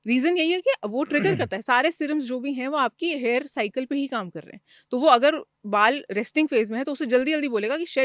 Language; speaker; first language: Hindi; native; Hindi